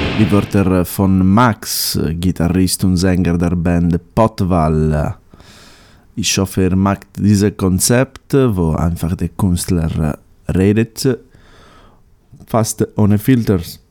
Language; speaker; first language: German; non-native, fluent; Italian